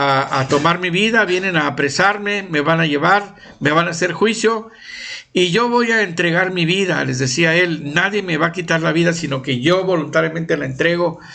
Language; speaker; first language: Spanish; native; Spanish